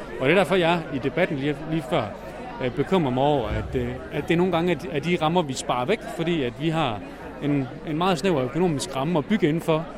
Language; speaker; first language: Danish; native; Danish